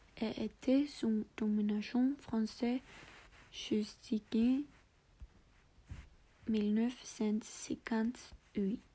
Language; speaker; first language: French; non-native, learner; English